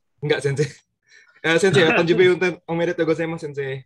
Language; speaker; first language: Japanese; non-native, learner; Indonesian